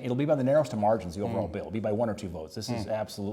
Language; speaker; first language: English; native; English